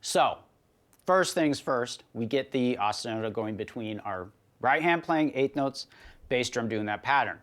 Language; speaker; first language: English; native; English